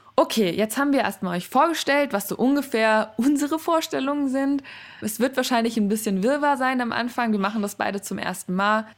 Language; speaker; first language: German; native; German